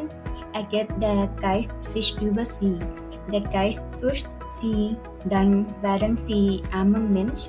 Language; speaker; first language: German; non-native, learner; Thai